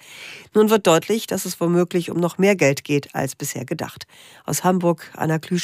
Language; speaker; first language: German; native; German